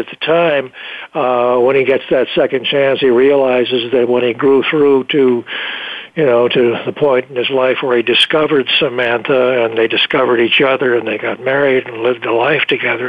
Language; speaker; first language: English; native; English